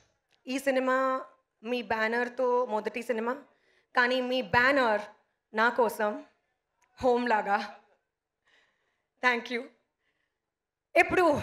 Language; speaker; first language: Telugu; non-native, learner; Hindi